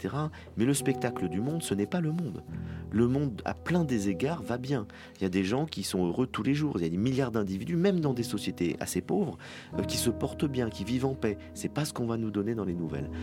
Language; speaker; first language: French; native; French